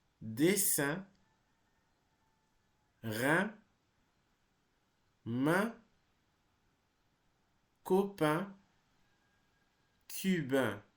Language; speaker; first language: French; non-native, fluent; English